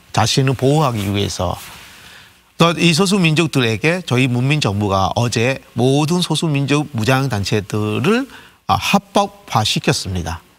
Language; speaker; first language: Korean; non-native, fluent; Burmese